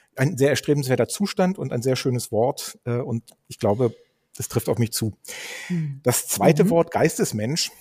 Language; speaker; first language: German; native; German